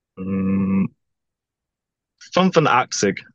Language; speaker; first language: German; non-native, learner; English